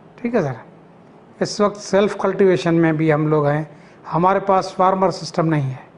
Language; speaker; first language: Urdu; non-native, local second language; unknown